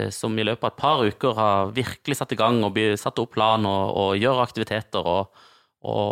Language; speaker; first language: Norwegian; native; Norwegian